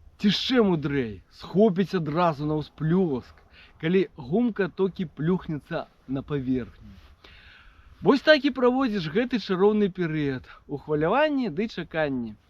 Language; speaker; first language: Belarusian; native; Belarusian